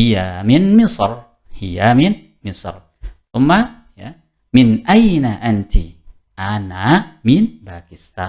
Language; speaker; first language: Arabic; non-native, fluent; Indonesian